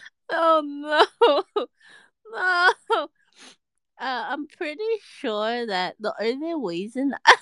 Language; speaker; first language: English; native; English